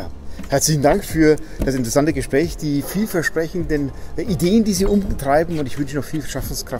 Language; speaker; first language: German; native; German